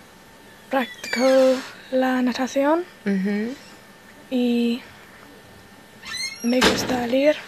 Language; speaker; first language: Spanish; non-native, learner; English